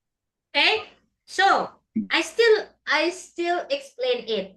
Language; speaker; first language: English; non-native, fluent; Indonesian